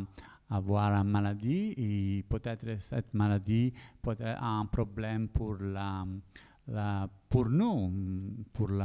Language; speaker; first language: French; non-native, learner; Italian